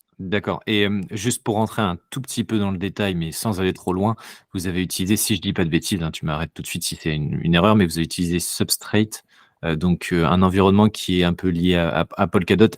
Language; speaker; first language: French; native; French